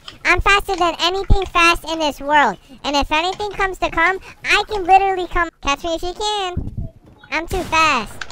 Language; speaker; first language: English; native; English